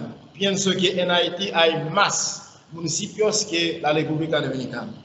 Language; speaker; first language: Spanish; non-native, learner; Haitian Creole